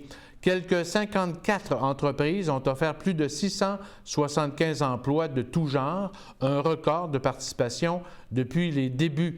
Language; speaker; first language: French; native; French